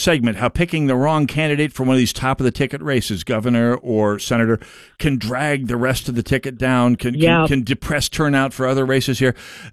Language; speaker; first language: English; native; English